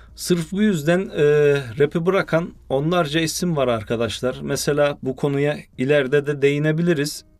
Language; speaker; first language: Turkish; early bilingual, heritage; Turkish